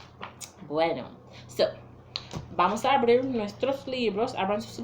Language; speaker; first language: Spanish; non-native, fluent; English